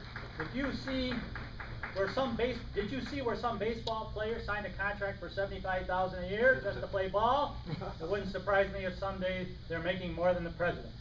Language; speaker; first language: English; native; English